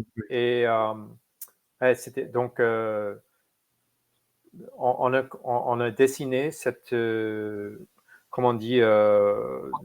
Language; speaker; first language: French; non-native, fluent; English